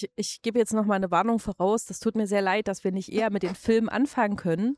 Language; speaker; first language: German; native; German